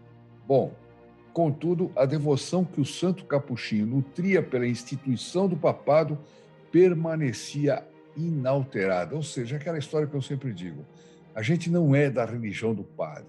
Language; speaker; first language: Portuguese; native; Portuguese